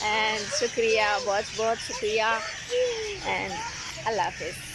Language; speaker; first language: Hindi; non-native, learner; Arabic